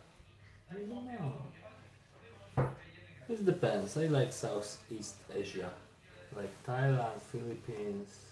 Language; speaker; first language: English; non-native, learner; Polish